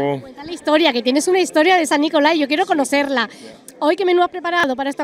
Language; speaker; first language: Spanish; native; Spanish